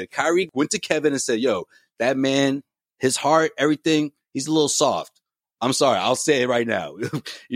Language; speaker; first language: English; native; English